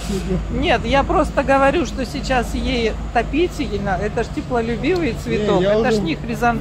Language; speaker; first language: Russian; native; Russian